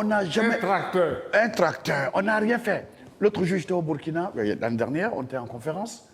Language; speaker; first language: French; non-native, local second language; Dyula